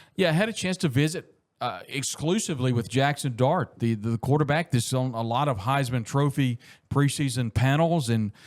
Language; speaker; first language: English; native; English